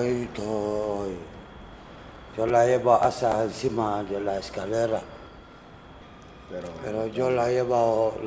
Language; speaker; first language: Spanish; non-native, learner; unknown